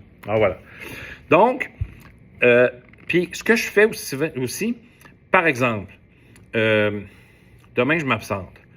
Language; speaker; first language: French; native; French